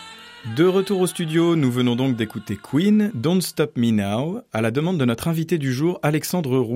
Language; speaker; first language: French; native; French